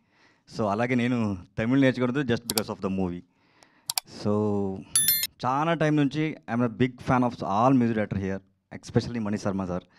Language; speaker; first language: Telugu; non-native, learner; Kannada